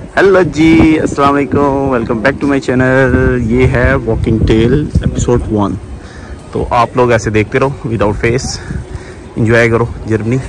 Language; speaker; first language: Urdu; non-native, local second language; Punjabi